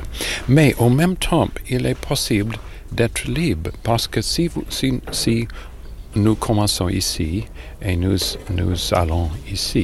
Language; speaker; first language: French; non-native, fluent; English